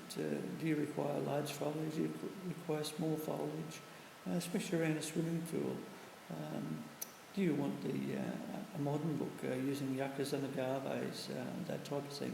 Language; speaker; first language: English; native; English